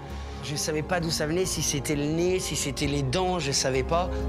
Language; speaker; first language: French; native; French